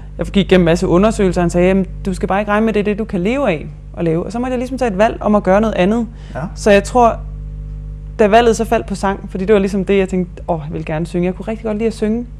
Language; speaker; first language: Danish; native; Danish